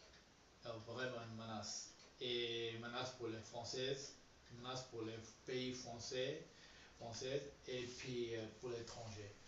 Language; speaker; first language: French; non-native, learner; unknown